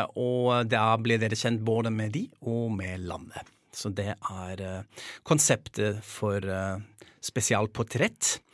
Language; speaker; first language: Norwegian; non-native, fluent; German